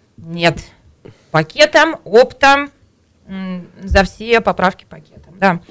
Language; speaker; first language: Russian; native; Russian